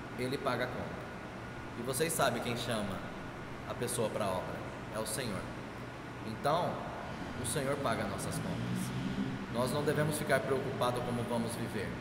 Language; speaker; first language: Portuguese; native; Portuguese